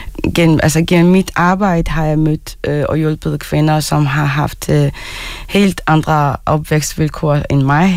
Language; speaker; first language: Danish; early bilingual, other home language; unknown